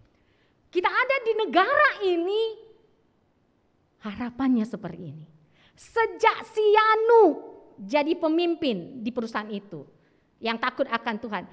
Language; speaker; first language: Indonesian; native; Indonesian